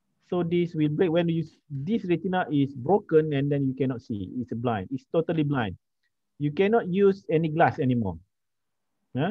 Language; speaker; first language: English; non-native, local second language; Malay